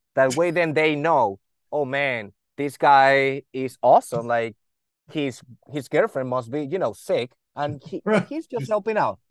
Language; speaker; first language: English; non-native, fluent; Spanish